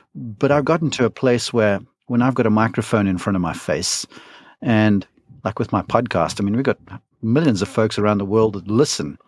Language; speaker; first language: English; native; English